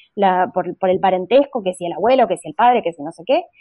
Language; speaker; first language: Spanish; native; Spanish